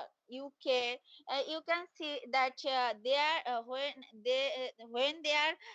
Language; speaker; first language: English; non-native, learner; Bangla